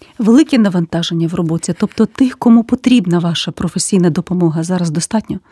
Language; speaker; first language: Ukrainian; native; Ukrainian